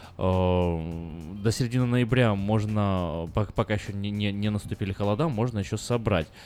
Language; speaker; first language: Russian; early bilingual, heritage; Russian